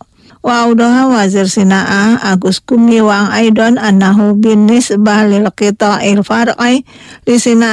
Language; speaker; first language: Arabic; non-native, fluent; Indonesian